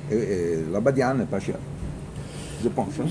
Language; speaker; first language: French; non-native, learner; Italian